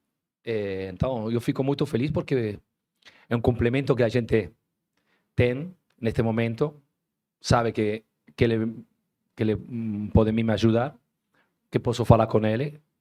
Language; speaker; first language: Portuguese; non-native, fluent; Spanish